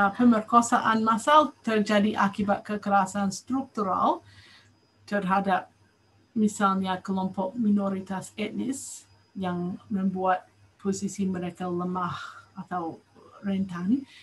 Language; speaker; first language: Indonesian; non-native, fluent; English